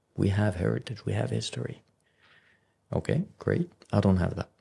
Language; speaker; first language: English; non-native, fluent; Arabic